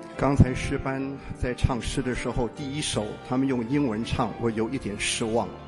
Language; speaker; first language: Chinese; native; Chinese